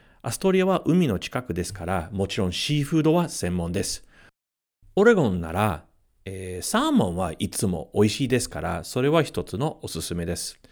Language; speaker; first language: Japanese; non-native, fluent; English